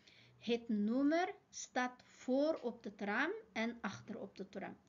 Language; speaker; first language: Dutch; non-native, fluent; Uyghur